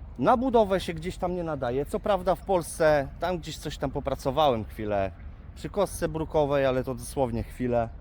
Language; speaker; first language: Polish; native; Polish